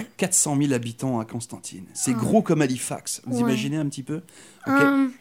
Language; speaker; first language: French; native; French